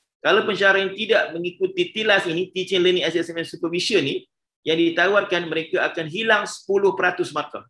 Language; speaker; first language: Malay; native; Malay